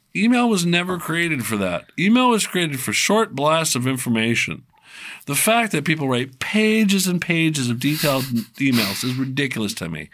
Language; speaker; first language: English; native; English